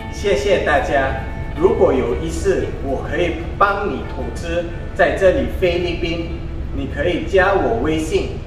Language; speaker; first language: Chinese; non-native, local second language; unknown